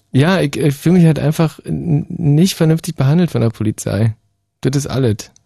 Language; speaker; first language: German; native; German